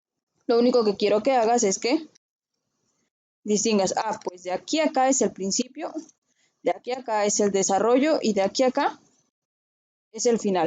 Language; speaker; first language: Spanish; native; Spanish